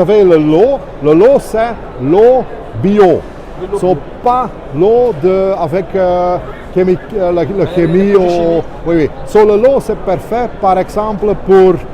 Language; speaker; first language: French; non-native, local second language; Dutch